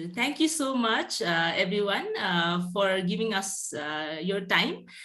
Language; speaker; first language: English; non-native, local second language; Nepali